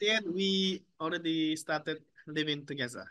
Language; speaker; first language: English; non-native, learner; Japanese